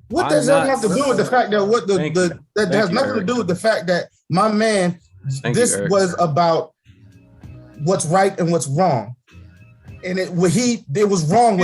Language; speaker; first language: English; native; English